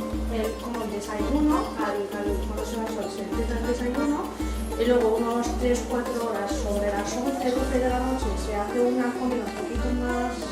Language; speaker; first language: Spanish; non-native, learner; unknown